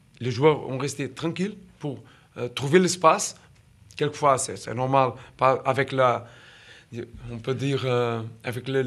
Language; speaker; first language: French; non-native, fluent; Portuguese